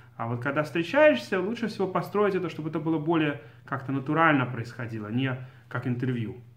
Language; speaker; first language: Russian; early bilingual, other home language; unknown